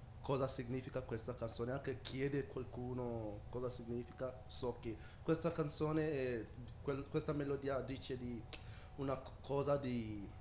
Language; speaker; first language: Italian; non-native, learner; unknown